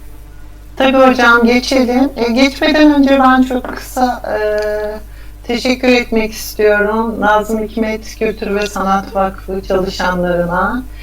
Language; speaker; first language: Turkish; native; Turkish